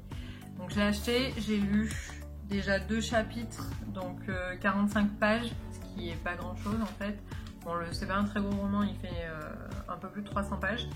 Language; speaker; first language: French; native; French